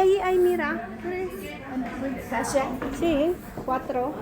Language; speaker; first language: Spanish; early bilingual, other home language; Filipino